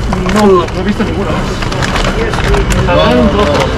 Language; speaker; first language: Spanish; native; Spanish